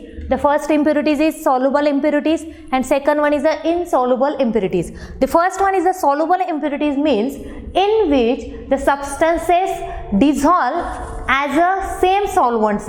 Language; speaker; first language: English; non-native, local second language; Marathi